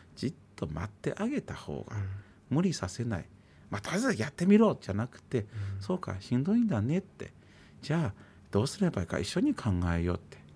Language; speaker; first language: Japanese; native; Japanese